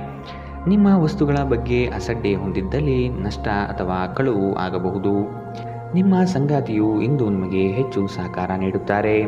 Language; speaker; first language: Kannada; native; Kannada